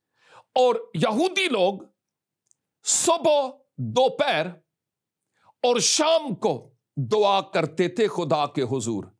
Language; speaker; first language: Urdu; native; Urdu